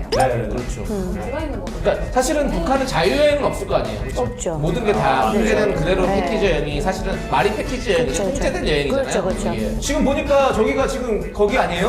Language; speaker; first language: Korean; native; Korean